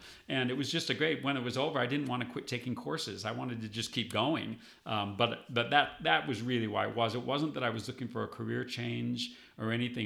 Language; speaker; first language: English; native; English